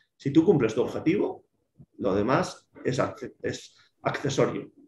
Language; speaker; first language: Spanish; native; Spanish